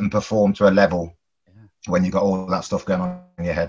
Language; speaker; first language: English; native; English